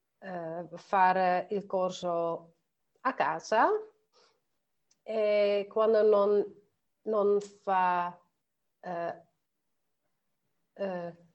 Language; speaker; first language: Italian; non-native, learner; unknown